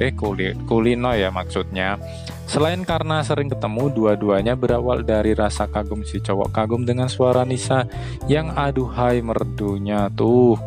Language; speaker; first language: Indonesian; native; Indonesian